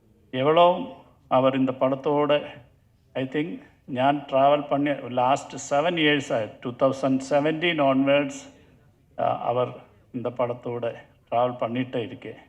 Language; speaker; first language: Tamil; non-native, learner; Malayalam